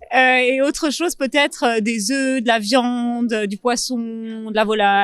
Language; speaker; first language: French; native; French